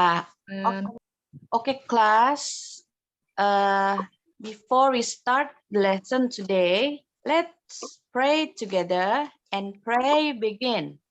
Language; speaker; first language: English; non-native, learner; Indonesian